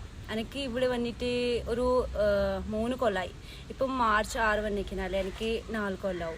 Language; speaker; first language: Malayalam; non-native, local second language; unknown